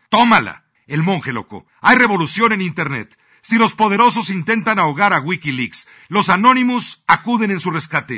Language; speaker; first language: Spanish; native; Spanish